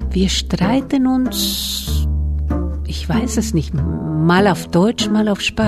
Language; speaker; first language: German; non-native, fluent; Spanish